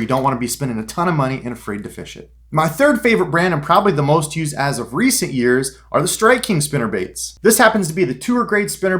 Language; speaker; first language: English; native; English